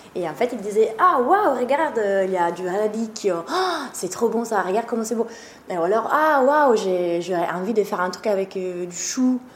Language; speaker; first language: French; non-native, fluent; Italian